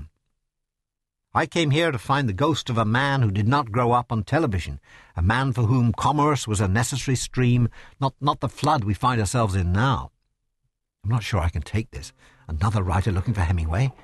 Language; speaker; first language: English; native; English